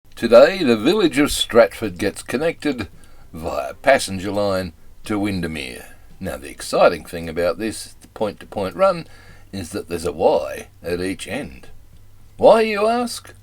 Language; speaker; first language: English; native; English